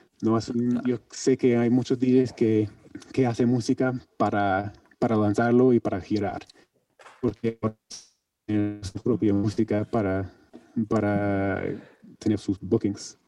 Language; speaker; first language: Spanish; non-native, learner; English